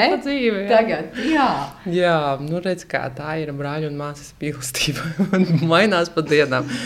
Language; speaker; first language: Latvian; native; Latvian